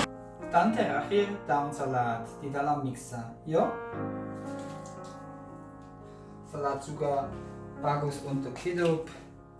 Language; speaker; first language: Indonesian; non-native, learner; German